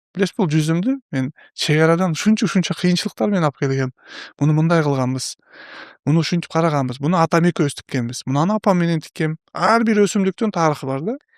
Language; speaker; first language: Kyrgyz; non-native, local second language; Uzbek